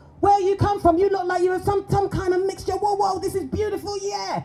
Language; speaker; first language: English; native; English